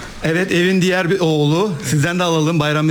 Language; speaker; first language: Turkish; native; Turkish